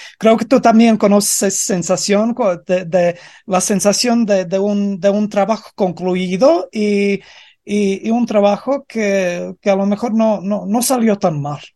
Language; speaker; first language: Spanish; non-native, fluent; Latvian